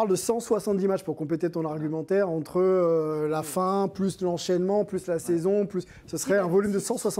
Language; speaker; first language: French; native; French